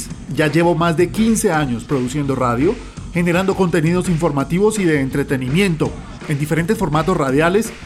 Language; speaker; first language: Spanish; native; Spanish